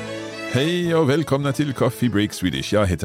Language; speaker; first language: Swedish; non-native, learner; English